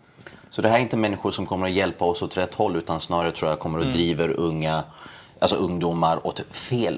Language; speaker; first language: Swedish; early bilingual, other home language; Persian